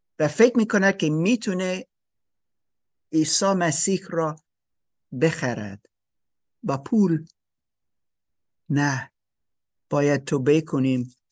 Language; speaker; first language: Persian; non-native, learner; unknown